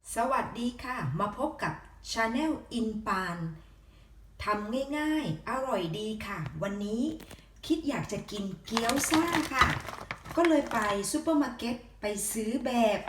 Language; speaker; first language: Thai; native; Thai